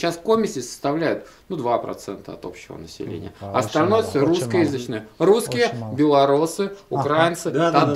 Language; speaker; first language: Russian; native; Russian